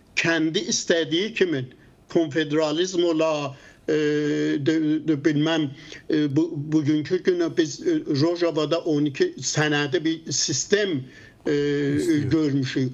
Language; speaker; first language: Turkish; non-native, learner; Azerbaijani